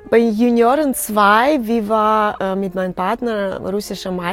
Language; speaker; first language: German; non-native, learner; Russian